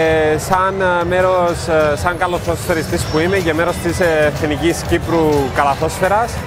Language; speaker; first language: Greek; native; Greek